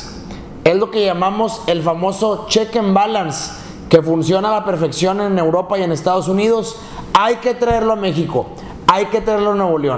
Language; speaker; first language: Spanish; native; Spanish